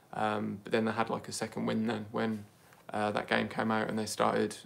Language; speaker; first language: English; native; English